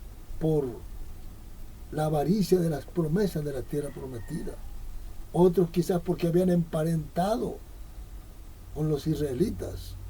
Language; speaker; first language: Spanish; native; Spanish